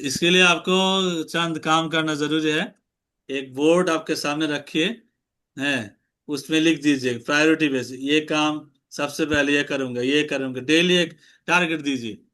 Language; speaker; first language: Hindi; non-native, fluent; Bangla